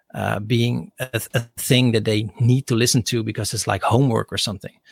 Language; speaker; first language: English; non-native, fluent; Dutch